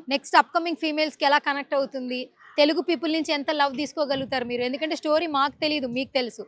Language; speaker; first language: Telugu; native; Telugu